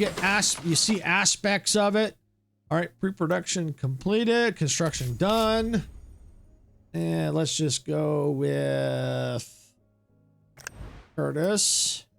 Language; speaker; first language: English; native; English